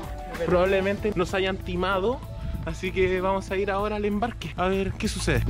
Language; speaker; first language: Spanish; native; Spanish